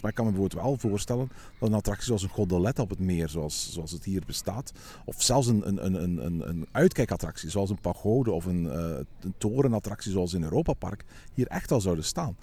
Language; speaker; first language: Dutch; native; Dutch